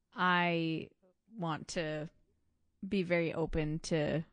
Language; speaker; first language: English; native; English